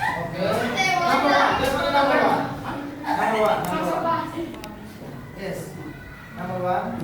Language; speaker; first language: English; non-native, learner; Indonesian